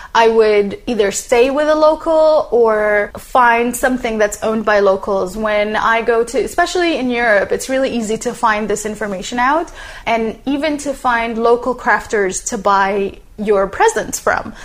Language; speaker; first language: English; non-native, fluent; Arabic